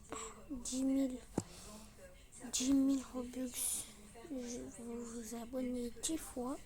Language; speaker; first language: French; native; French